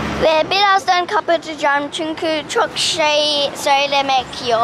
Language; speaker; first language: Turkish; early bilingual, heritage; Turkish